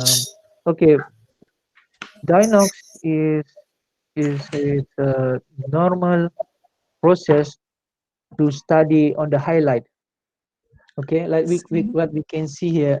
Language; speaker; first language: English; non-native, local second language; Malay